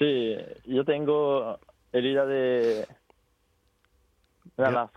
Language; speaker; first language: Spanish; non-native, fluent; Japanese